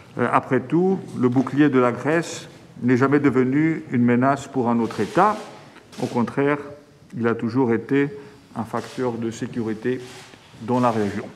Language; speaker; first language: French; non-native, fluent; Greek